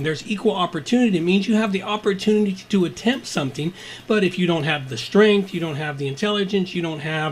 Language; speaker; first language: English; native; English